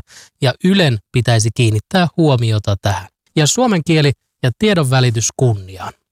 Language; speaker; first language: Finnish; native; Finnish